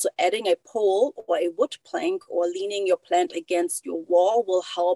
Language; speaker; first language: English; non-native, fluent; German